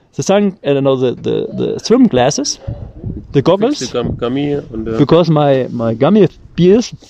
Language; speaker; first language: English; non-native, learner; German